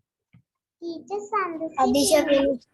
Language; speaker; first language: English; non-native, learner; Sinhala